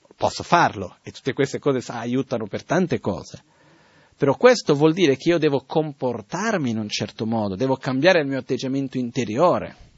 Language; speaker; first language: Italian; non-native, fluent; Portuguese